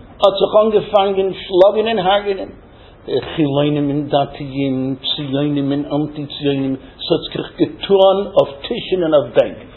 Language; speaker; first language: Hebrew; non-native, fluent; English